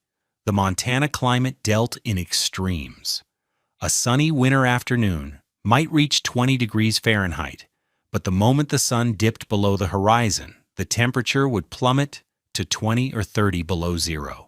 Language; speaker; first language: English; native; English